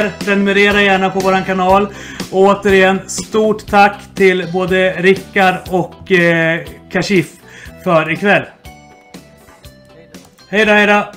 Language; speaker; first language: Swedish; native; Swedish